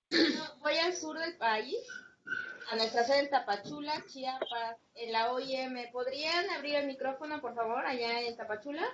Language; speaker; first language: Spanish; native; Spanish